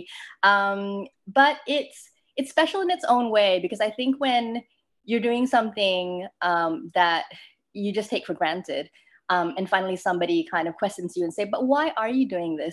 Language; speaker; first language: English; non-native, local second language; Malay